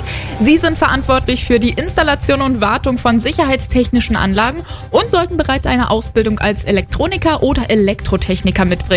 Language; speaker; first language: German; native; German